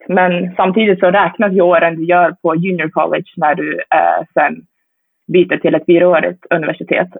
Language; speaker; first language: Swedish; native; Swedish